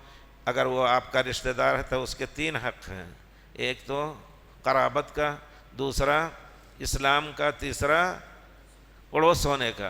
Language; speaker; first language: Urdu; native; Urdu